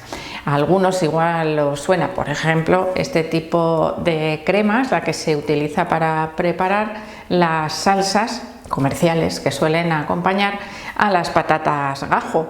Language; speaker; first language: Spanish; native; Spanish